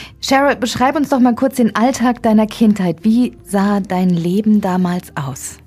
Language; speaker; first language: German; native; German